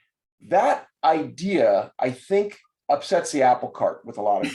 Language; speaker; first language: English; native; English